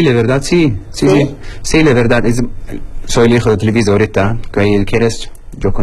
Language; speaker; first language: Spanish; non-native, learner; Arabic